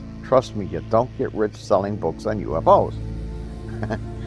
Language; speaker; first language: English; native; English